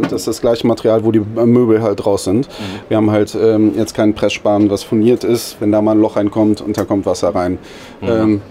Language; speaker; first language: German; native; German